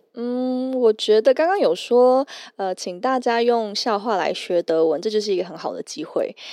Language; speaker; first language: Chinese; early bilingual, heritage; German